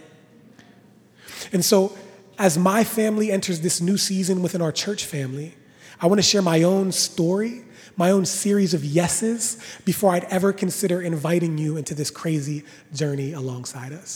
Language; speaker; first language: English; native; English